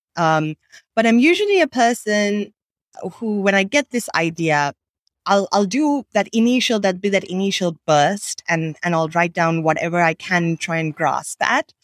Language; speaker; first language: English; non-native, local second language; Sinhala